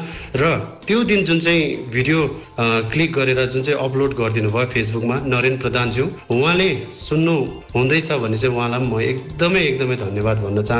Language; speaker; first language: Nepali; native; Nepali